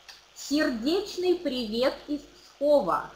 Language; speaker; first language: Russian; native; Russian